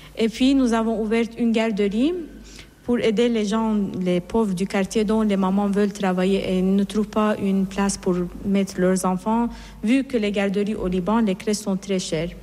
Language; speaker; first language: French; non-native, fluent; Persian